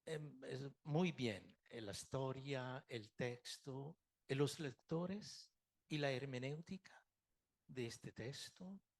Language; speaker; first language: Spanish; non-native, fluent; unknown